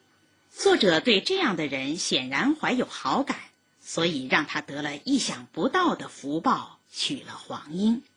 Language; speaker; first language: Chinese; native; Chinese